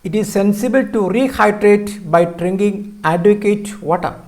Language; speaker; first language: English; non-native, local second language; Malayalam